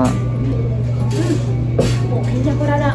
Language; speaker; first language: Japanese; non-native, fluent; Italian